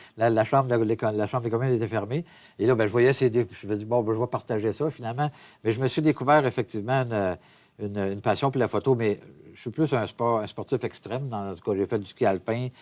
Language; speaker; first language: French; native; French